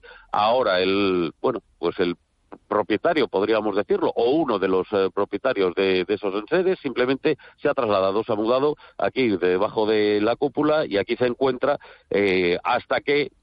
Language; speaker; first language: Spanish; native; Spanish